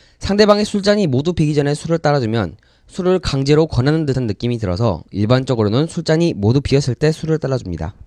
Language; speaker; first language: Korean; native; Korean